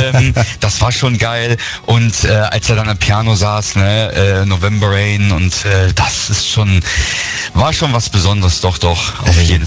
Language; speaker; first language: German; native; German